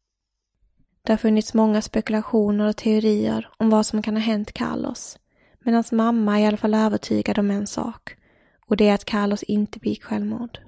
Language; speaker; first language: Swedish; native; Swedish